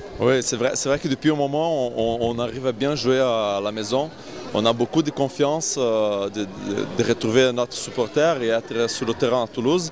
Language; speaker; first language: French; non-native, fluent; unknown